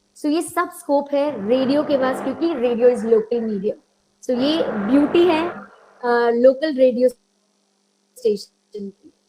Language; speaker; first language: Hindi; non-native, local second language; Gujarati